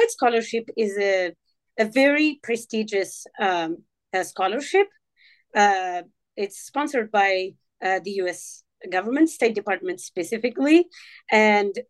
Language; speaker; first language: English; non-native, fluent; Arabic